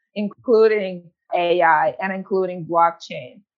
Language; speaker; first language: English; early bilingual, other home language; Ukrainian